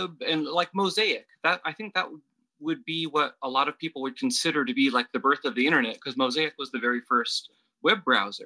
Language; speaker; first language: English; native; English